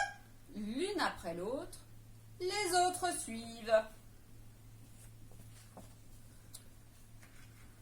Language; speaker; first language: French; native; French